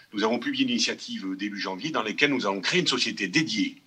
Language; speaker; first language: French; native; French